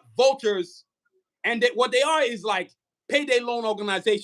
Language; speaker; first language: English; native; English